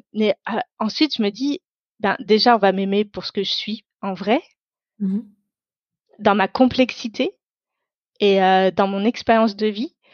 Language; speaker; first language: French; non-native, local second language; Tamil